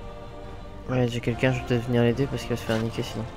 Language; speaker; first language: French; native; French